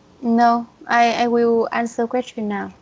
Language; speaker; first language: English; non-native, learner; Vietnamese